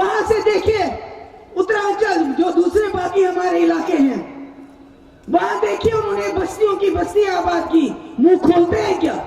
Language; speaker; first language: Urdu; non-native, local second language; Kashmiri